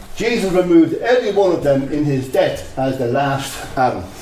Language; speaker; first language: English; native; English